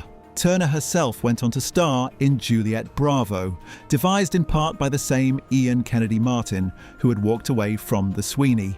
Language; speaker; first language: English; native; English